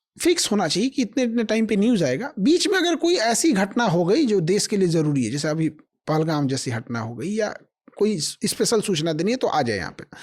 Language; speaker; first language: Hindi; native; Hindi